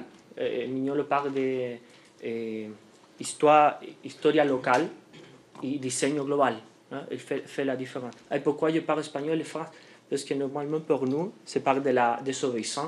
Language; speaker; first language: French; non-native, fluent; Spanish